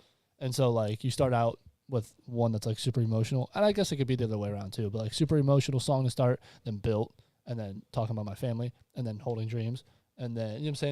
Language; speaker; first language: English; native; English